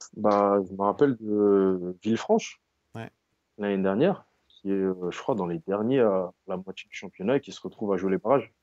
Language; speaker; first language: French; native; French